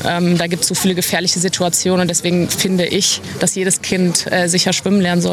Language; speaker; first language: German; native; German